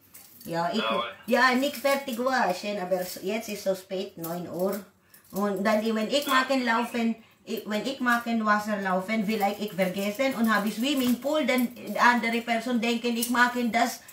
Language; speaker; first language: German; non-native, learner; Waray